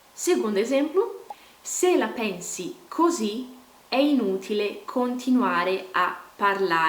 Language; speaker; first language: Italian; non-native, fluent; Portuguese